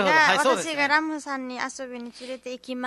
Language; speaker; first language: Japanese; non-native, learner; Nepali